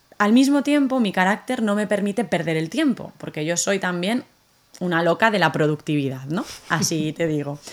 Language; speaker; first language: Spanish; native; Spanish